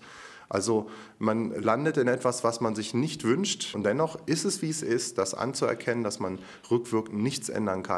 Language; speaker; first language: German; native; German